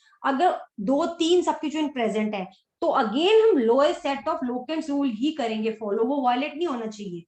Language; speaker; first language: Hindi; native; Hindi